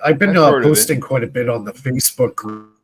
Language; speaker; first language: English; native; English